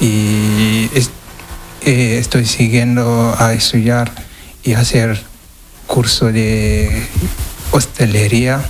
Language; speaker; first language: Spanish; non-native, learner; Wolof